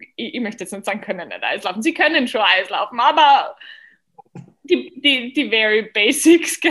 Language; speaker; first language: German; native; German